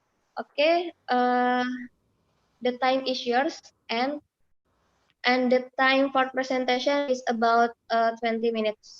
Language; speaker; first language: English; non-native, fluent; Indonesian